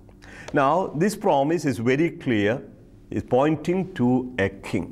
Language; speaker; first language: English; non-native, local second language; Malayalam